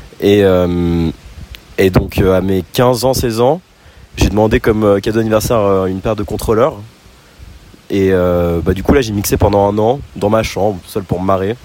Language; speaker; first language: French; native; French